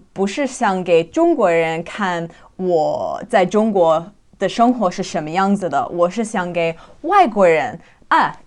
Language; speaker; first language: Chinese; non-native, fluent; English